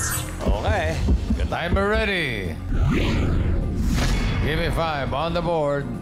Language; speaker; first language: English; non-native, local second language; Filipino